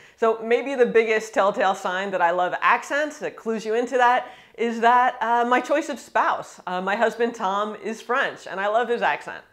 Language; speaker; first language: English; native; English